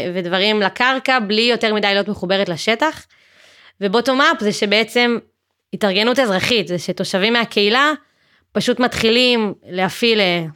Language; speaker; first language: Hebrew; native; Hebrew